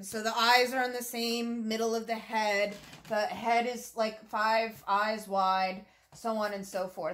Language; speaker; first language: English; native; English